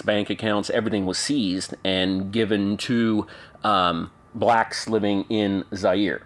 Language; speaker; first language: English; native; English